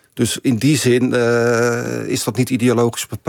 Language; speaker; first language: Dutch; native; Dutch